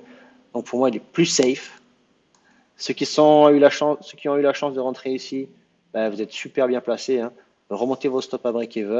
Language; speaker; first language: French; native; French